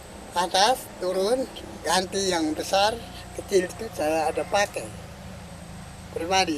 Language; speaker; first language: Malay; non-native, local second language; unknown